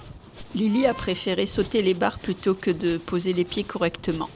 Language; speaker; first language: French; native; French